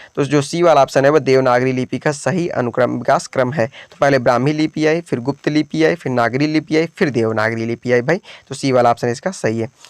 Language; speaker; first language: Hindi; native; Hindi